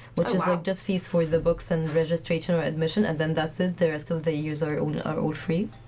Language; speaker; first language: English; non-native, fluent; Arabic